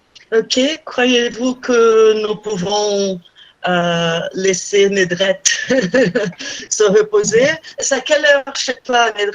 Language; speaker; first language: French; non-native, fluent; Portuguese